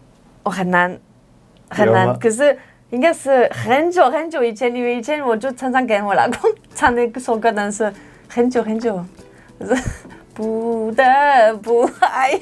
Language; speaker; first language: Chinese; non-native, fluent; French